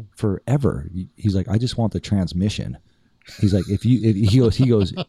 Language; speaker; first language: English; native; English